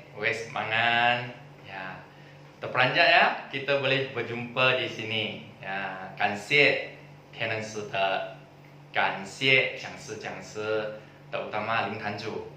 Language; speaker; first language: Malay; non-native, local second language; Chinese